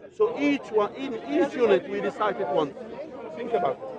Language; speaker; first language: English; non-native, fluent; Arabic